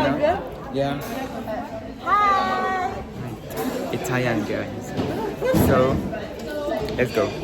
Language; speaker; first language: English; non-native, learner; French